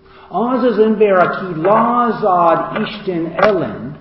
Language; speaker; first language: Hungarian; non-native, fluent; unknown